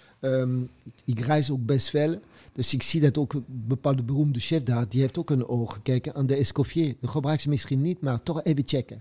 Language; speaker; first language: Dutch; non-native, fluent; French